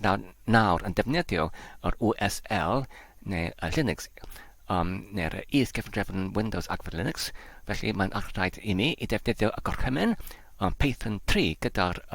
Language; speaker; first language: Welsh; non-native, learner; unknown